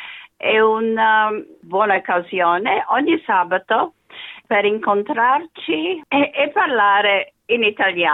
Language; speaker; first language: Italian; early bilingual, other home language; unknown